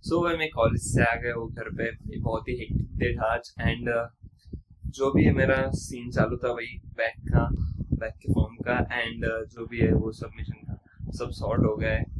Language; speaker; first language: Hindi; non-native, local second language; Marathi